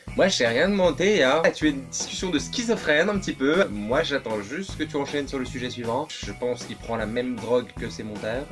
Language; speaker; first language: French; native; French